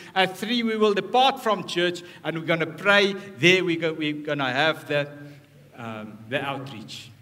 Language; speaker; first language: English; non-native, local second language; Afrikaans